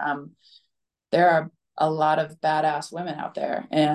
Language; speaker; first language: English; native; English